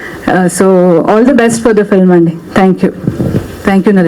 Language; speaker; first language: Telugu; non-native, local second language; Kannada